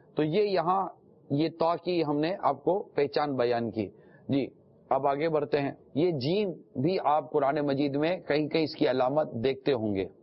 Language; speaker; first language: Urdu; non-native, local second language; Memoni